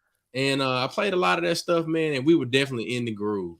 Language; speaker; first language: English; native; English